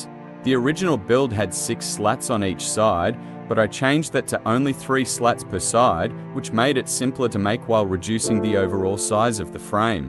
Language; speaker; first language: English; native; English